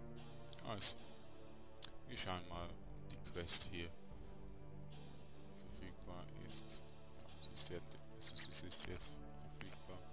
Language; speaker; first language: German; native; German